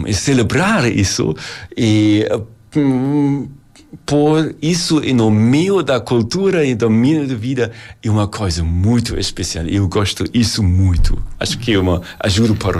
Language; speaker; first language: Portuguese; non-native, learner; German